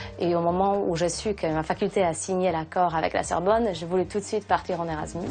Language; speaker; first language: French; non-native, fluent; Polish